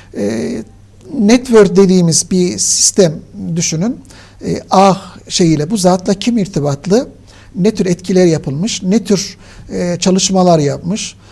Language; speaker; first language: Turkish; native; Turkish